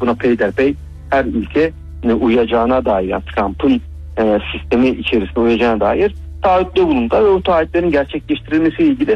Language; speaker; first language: Turkish; native; Turkish